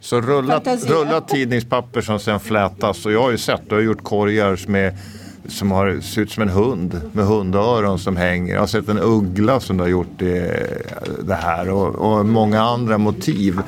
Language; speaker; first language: Swedish; native; Swedish